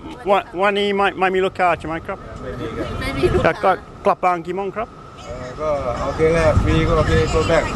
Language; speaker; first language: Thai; non-native, learner; English